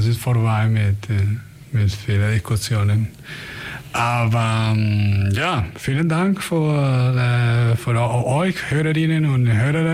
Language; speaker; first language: German; non-native, fluent; Spanish